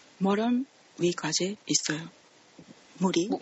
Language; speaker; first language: Korean; non-native, learner; Japanese